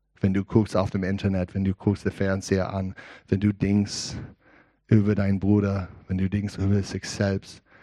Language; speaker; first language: German; non-native, learner; English